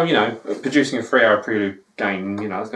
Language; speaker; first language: English; native; English